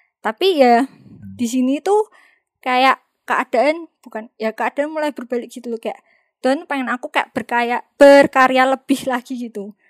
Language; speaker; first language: Indonesian; native; Indonesian